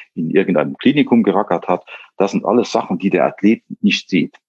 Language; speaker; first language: German; non-native, local second language; Luxembourgish